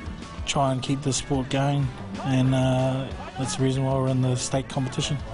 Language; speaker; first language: English; native; English